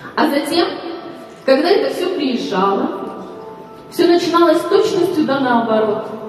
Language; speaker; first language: Russian; native; Russian